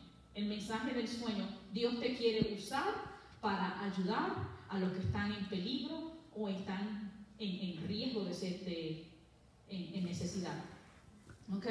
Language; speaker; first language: Spanish; early bilingual, heritage; Spanish